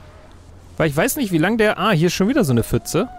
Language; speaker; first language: German; native; German